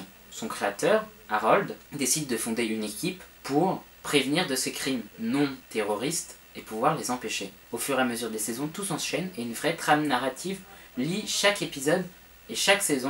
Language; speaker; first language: French; native; French